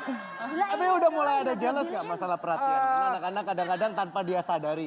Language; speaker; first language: Indonesian; native; Indonesian